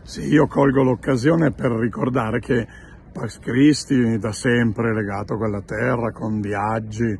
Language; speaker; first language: Italian; native; Italian